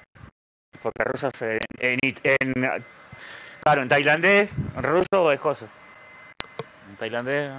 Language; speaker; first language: Spanish; native; Spanish